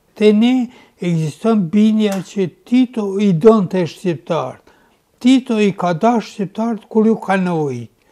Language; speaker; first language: Albanian; native; Albanian